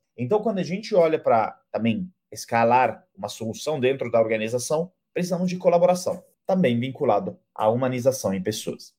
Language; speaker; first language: Portuguese; non-native, fluent; Italian